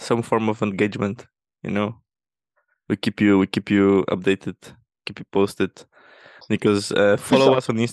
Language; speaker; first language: English; non-native, fluent; Polish